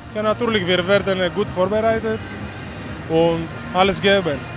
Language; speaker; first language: German; non-native, learner; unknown